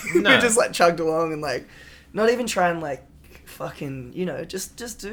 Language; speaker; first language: English; native; English